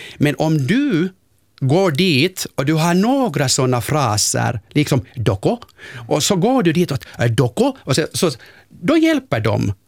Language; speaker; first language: Swedish; non-native, local second language; Finnish